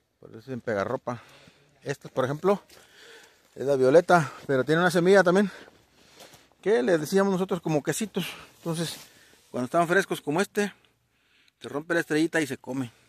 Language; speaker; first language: Spanish; native; Spanish